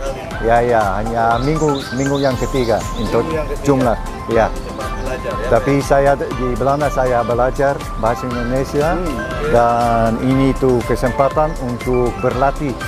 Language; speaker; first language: Indonesian; non-native, learner; Dutch